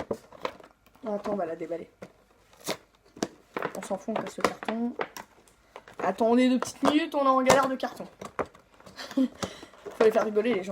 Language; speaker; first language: French; native; French